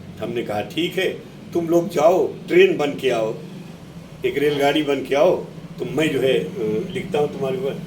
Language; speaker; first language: Hindi; native; Hindi